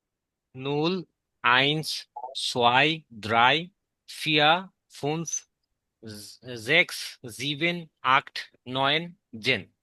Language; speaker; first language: German; non-native, learner; Bangla